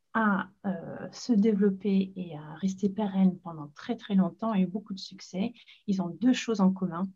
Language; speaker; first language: French; non-native, fluent; English